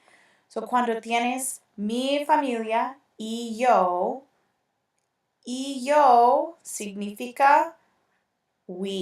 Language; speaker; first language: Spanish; non-native, fluent; English